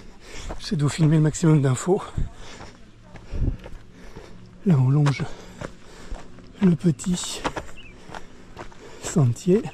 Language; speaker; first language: French; native; French